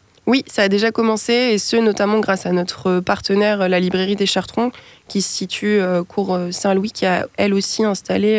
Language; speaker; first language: French; native; French